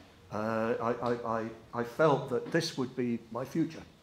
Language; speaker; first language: English; native; English